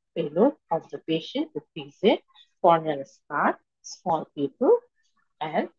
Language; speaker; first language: English; non-native, local second language; Bangla